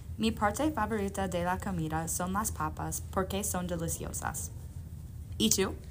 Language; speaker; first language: Spanish; non-native, learner; English